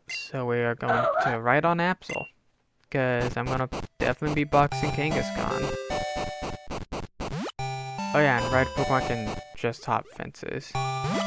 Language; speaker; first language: English; native; English